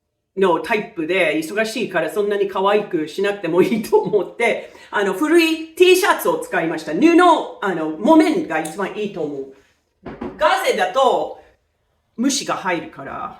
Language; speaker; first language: Japanese; non-native, fluent; English